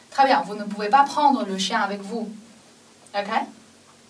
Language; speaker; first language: French; non-native, fluent; Chinese